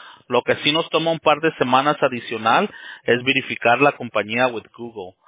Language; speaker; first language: Spanish; early bilingual, heritage; Spanish